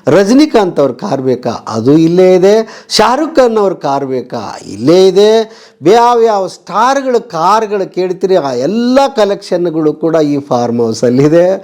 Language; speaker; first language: Kannada; native; Kannada